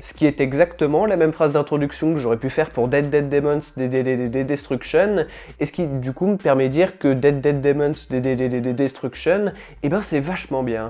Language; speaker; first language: French; native; French